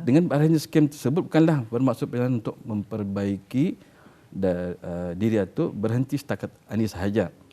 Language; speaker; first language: Malay; native; Malay